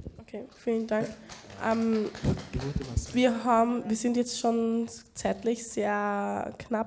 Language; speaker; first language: German; native; German